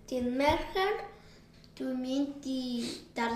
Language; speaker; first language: Welsh; non-native, learner; Spanish